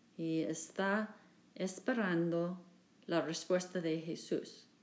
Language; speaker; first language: Spanish; non-native, learner; English